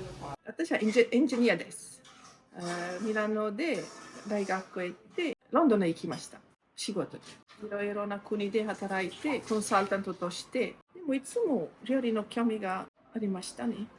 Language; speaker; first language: Japanese; non-native, learner; Italian